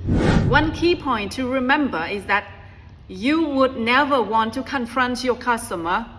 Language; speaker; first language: English; non-native, fluent; Vietnamese